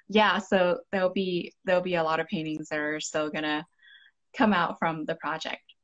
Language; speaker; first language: English; non-native, local second language; Cantonese